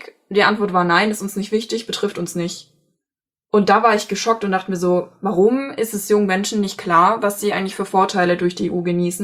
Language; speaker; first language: German; native; German